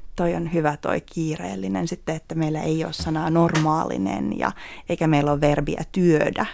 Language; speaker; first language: Finnish; native; Finnish